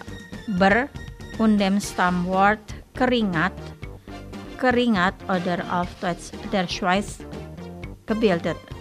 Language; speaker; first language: German; non-native, fluent; Indonesian